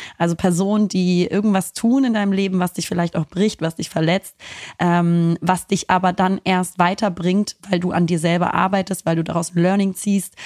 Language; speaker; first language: German; native; German